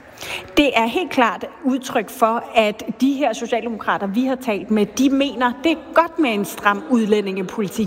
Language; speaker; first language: Danish; native; Danish